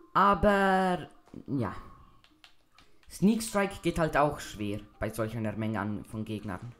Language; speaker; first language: German; native; German